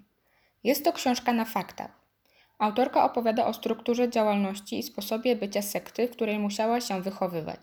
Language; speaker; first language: Polish; native; Polish